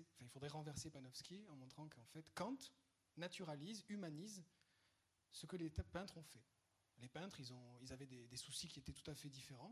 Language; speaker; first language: French; native; French